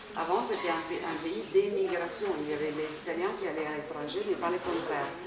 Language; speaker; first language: French; non-native, fluent; Italian